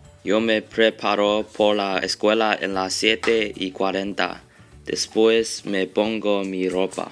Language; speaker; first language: Spanish; non-native, learner; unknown